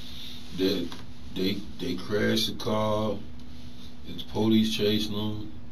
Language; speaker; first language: English; native; English